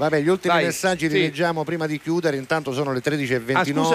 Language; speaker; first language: Italian; native; Italian